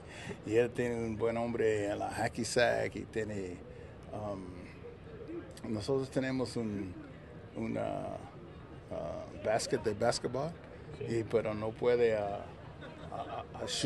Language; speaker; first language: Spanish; non-native, learner; English